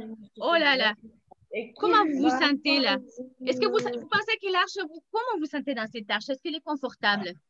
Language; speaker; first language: French; native; French